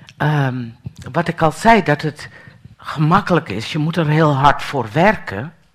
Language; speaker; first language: Dutch; native; Dutch